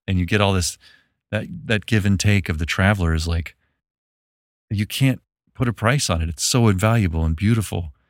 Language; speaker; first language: English; native; English